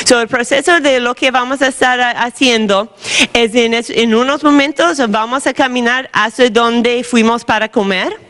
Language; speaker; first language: Spanish; non-native, fluent; English